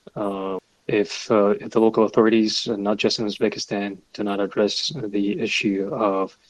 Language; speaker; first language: English; non-native, fluent; Russian